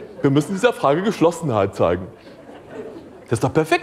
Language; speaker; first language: German; native; German